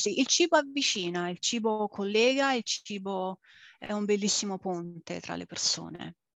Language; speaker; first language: Italian; early bilingual, other home language; English